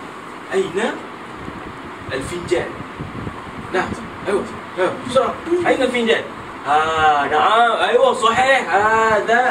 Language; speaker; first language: Arabic; non-native, learner; Malay